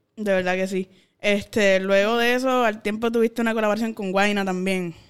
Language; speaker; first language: Spanish; native; Spanish